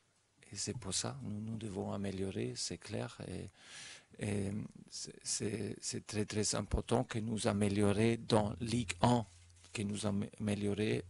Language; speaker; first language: French; non-native, fluent; German